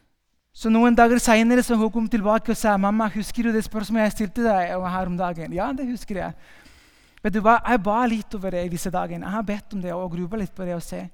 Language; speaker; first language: Norwegian; non-native, fluent; Spanish